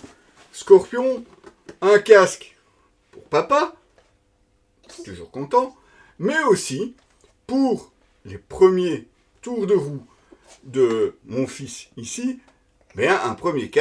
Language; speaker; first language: French; native; French